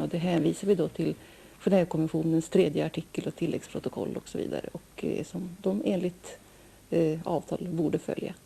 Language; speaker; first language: Swedish; native; Swedish